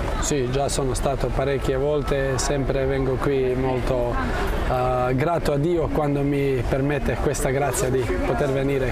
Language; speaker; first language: Italian; non-native, fluent; Croatian